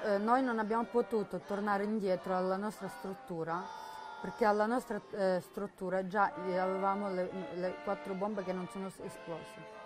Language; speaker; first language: Italian; non-native, fluent; Ukrainian